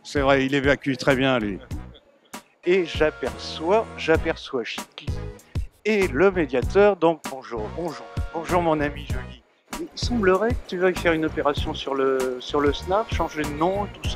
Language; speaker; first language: French; native; French